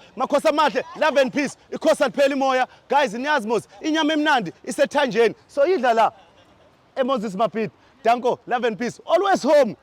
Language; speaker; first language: Zulu; native; Zulu